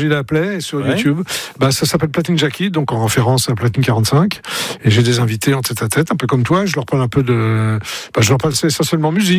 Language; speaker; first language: French; native; French